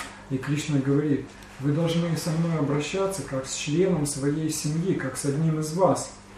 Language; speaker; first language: Russian; native; Russian